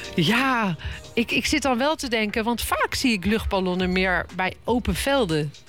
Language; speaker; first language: Dutch; native; Dutch